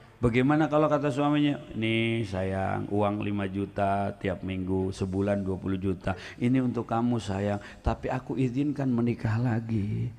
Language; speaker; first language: Indonesian; non-native, local second language; Sundanese